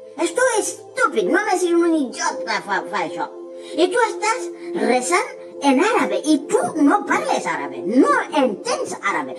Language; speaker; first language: Catalan; non-native, fluent; Fula